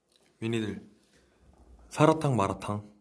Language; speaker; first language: Korean; native; Korean